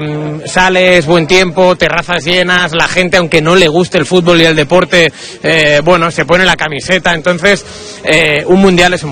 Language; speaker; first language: Spanish; native; Spanish